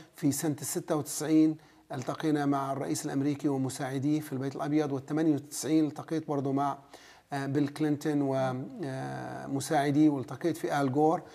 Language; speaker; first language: Arabic; native; Arabic